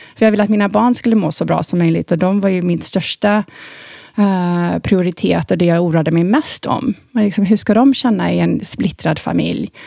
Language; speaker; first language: Swedish; early bilingual, heritage; Swedish